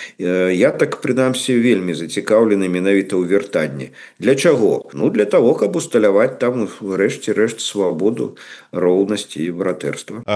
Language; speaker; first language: Belarusian; non-native, local second language; Russian